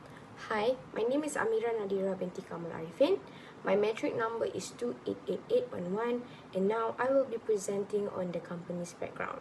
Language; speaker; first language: English; non-native, local second language; Malay